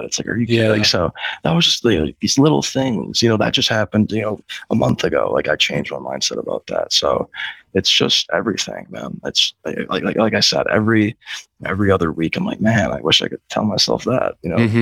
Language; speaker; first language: English; native; English